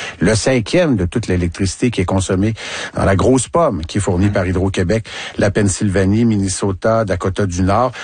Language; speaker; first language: French; native; French